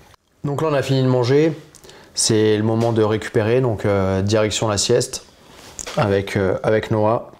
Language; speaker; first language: French; native; French